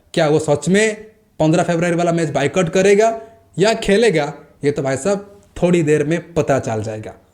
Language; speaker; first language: Hindi; native; Hindi